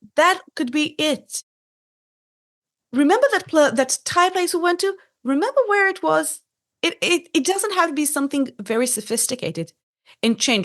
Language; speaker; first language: English; non-native, fluent; Hebrew